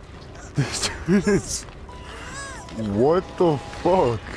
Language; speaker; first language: English; native; English